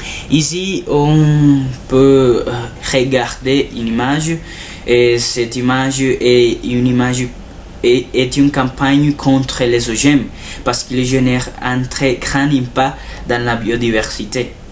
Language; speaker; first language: French; non-native, learner; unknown